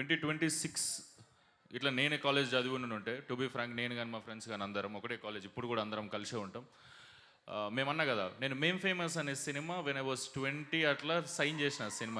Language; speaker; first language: Telugu; native; Telugu